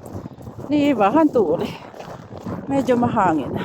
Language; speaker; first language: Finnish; non-native, learner; Bikol